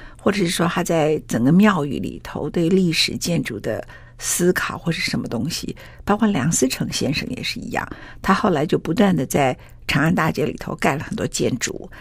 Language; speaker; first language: Chinese; native; Chinese